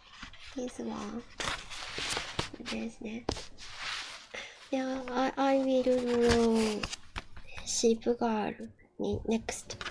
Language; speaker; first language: English; non-native, learner; Japanese